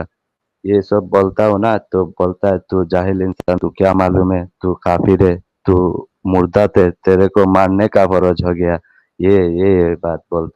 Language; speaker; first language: Hindi; non-native, learner; Bangla